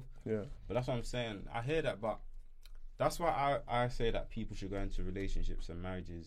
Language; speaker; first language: English; native; English